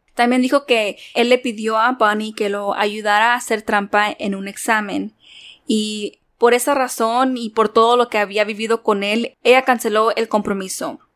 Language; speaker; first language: Spanish; early bilingual, heritage; Spanish